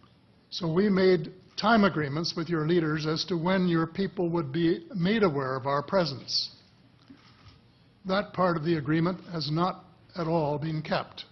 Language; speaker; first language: English; native; English